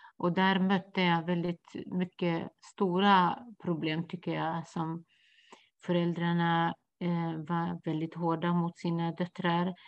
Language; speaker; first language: Swedish; non-native, fluent; Kurdish